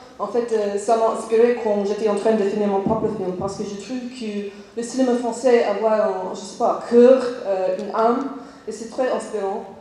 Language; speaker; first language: French; non-native, learner; English